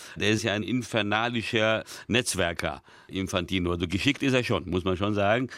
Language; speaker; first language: German; early bilingual, other home language; Hungarian